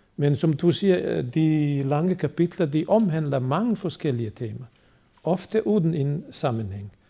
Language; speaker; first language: Danish; non-native, fluent; Bosnian